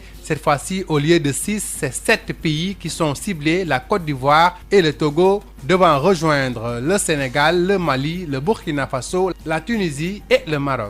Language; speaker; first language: French; non-native, local second language; Wolof